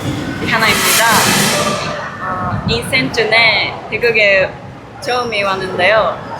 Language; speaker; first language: Korean; non-native, learner; Japanese